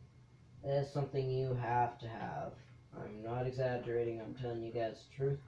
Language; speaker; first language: English; native; English